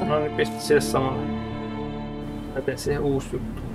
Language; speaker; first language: Finnish; native; Finnish